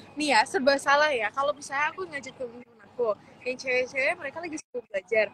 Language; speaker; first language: Indonesian; early bilingual, heritage; Indonesian